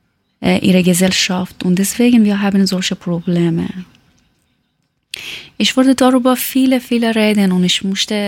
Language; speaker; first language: German; non-native, learner; Persian